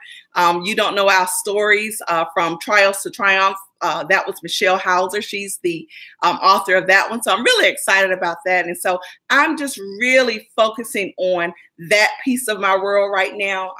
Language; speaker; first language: English; native; English